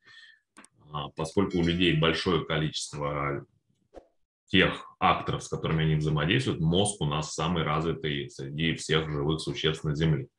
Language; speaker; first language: Russian; native; Russian